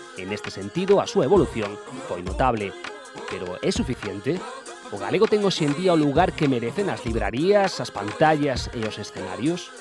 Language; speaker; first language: Galician; native; Galician